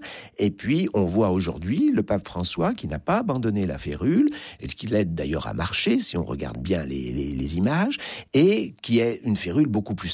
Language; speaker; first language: French; native; French